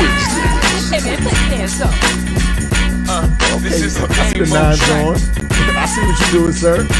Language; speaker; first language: English; native; English